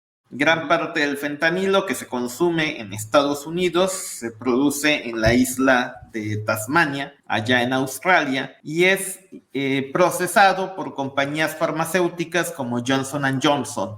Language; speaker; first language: Spanish; native; Spanish